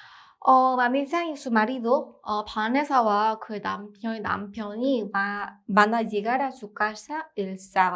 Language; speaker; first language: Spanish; non-native, fluent; Korean